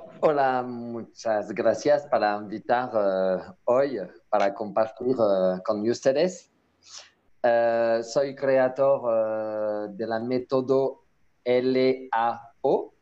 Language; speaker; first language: Spanish; non-native, learner; French